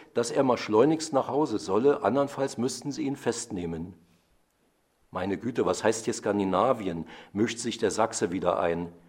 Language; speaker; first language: German; native; German